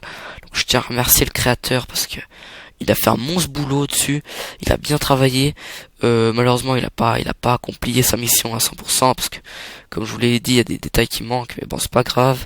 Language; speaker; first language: French; native; French